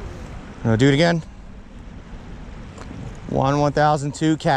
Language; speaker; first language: English; native; English